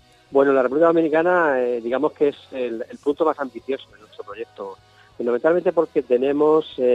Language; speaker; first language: Spanish; native; Spanish